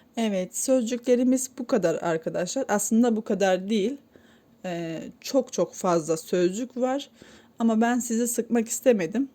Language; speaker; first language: Turkish; native; Turkish